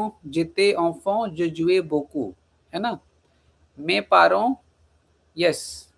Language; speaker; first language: French; non-native, fluent; Hindi